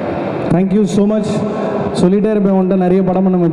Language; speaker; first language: Tamil; native; Tamil